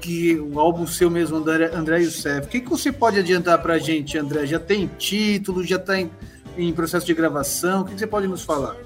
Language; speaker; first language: Portuguese; native; Portuguese